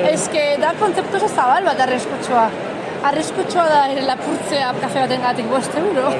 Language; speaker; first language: Basque; non-native, local second language; Spanish